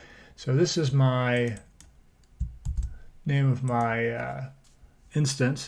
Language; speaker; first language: English; native; English